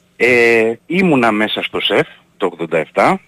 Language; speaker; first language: Greek; native; Greek